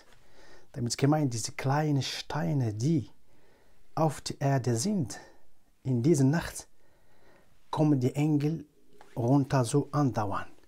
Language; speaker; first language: German; non-native, fluent; Arabic